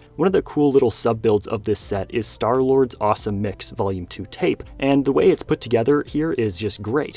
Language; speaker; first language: English; native; English